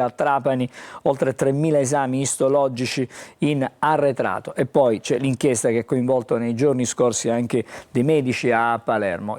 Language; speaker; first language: Italian; native; Italian